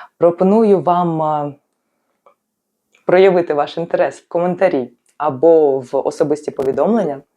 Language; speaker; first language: Ukrainian; native; Ukrainian